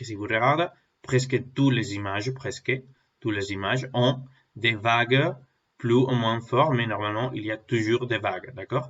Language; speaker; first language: French; non-native, fluent; Spanish